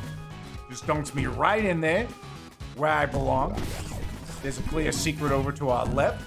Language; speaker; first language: English; native; English